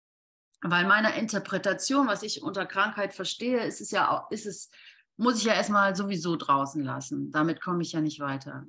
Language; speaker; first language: German; native; German